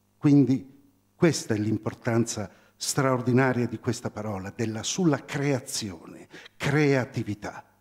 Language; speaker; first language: Italian; native; Italian